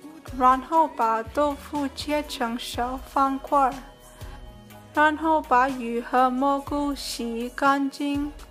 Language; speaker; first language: Chinese; early bilingual, heritage; Chinese